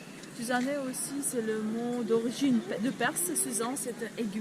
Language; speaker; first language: French; non-native, learner; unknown